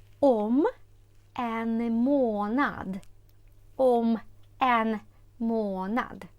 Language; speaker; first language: Swedish; non-native, fluent; Ukrainian